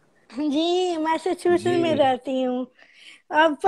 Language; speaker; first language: Hindi; early bilingual, heritage; Urdu